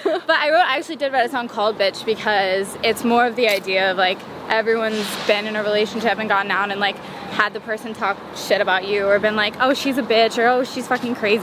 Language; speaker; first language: English; native; English